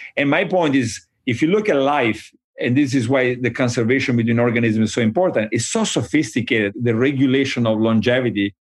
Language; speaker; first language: English; non-native, fluent; Italian